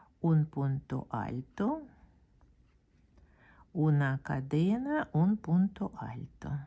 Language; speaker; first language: Spanish; non-native, fluent; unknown